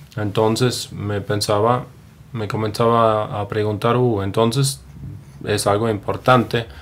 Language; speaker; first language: Spanish; non-native, fluent; German